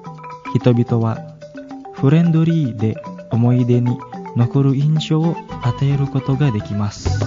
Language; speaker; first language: Japanese; non-native, fluent; Indonesian